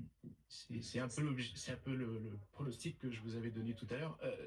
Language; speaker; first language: French; native; French